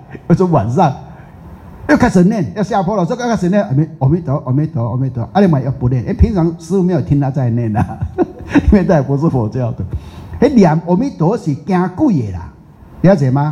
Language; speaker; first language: Chinese; native; Chinese